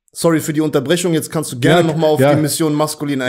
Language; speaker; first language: German; native; German